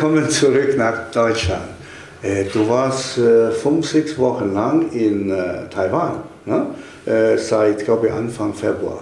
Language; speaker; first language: German; non-native, fluent; Chinese